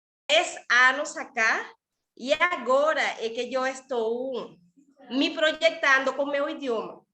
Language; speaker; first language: Portuguese; non-native, learner; Spanish